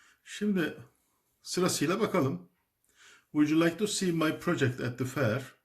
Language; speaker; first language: English; non-native, fluent; Turkish